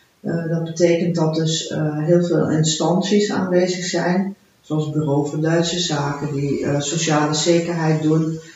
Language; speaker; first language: Dutch; early bilingual, heritage; Dutch